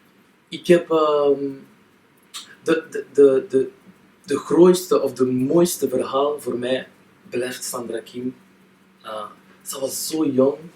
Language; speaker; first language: Dutch; non-native, local second language; French